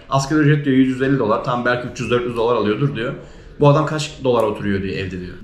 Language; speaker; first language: Turkish; native; Turkish